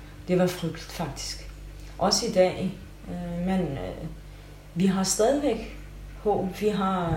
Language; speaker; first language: Danish; non-native, fluent; Kurdish